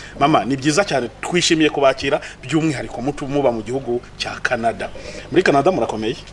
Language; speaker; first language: Kinyarwanda; native; Kinyarwanda